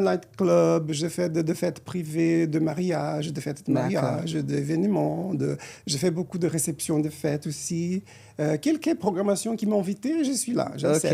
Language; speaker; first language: French; non-native, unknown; Portuguese